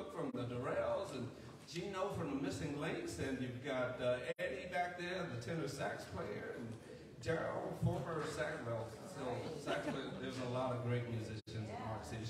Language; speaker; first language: English; native; English